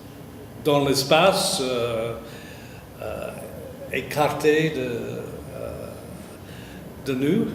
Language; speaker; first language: French; non-native, fluent; English